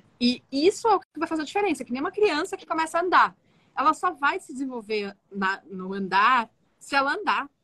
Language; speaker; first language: Portuguese; native; Portuguese